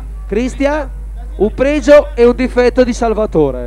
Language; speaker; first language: Italian; native; Italian